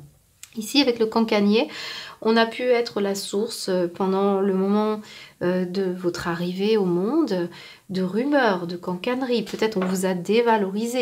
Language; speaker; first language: French; native; French